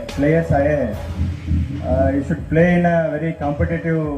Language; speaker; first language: Hindi; non-native, local second language; Kannada